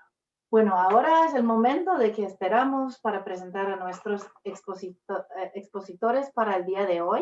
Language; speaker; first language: Spanish; non-native, fluent; English